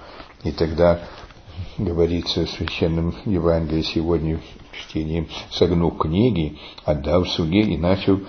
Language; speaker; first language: Russian; early bilingual, heritage; Russian